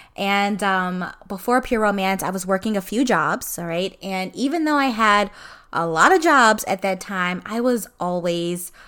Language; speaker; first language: English; native; English